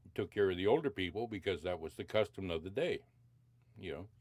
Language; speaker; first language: English; native; English